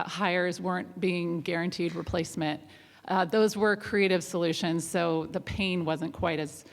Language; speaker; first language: English; non-native, fluent; German